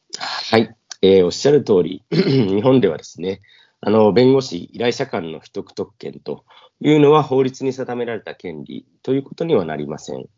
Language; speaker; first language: Japanese; native; Japanese